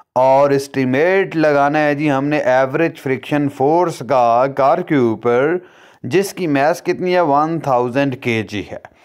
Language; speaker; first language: Urdu; non-native, local second language; Punjabi